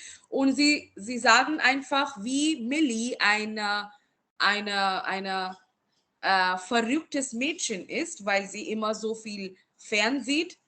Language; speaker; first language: German; non-native, fluent; Marathi